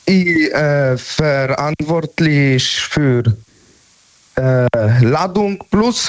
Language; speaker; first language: German; non-native, learner; Polish